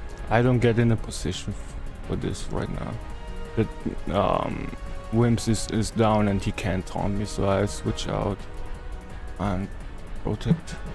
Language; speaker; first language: English; non-native, fluent; German